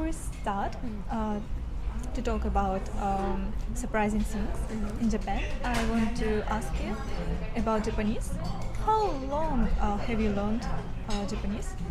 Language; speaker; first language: English; non-native, fluent; Russian